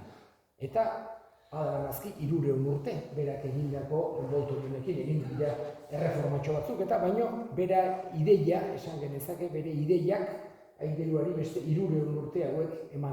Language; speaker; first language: Basque; native; Basque